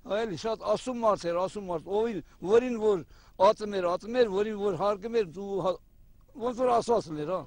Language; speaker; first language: Armenian; non-native, local second language; Kurdish